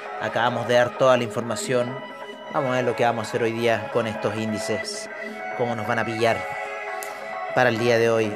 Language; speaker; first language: Spanish; native; Spanish